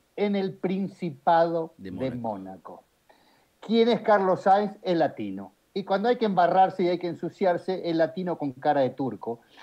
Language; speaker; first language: Spanish; native; Spanish